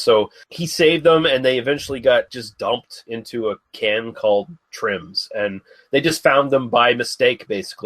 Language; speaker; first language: English; native; English